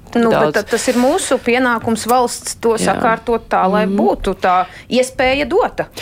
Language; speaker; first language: Latvian; non-native, local second language; Russian